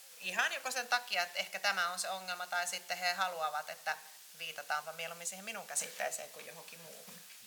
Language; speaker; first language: Finnish; native; Finnish